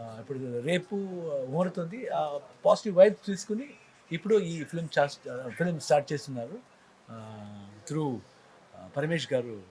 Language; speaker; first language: Telugu; non-native, learner; Kannada